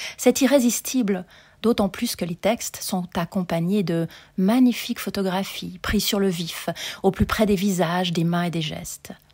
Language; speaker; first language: French; native; French